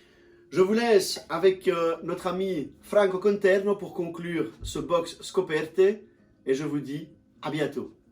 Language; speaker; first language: French; native; French